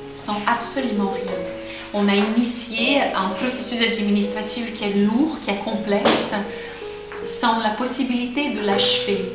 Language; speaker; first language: French; non-native, fluent; Portuguese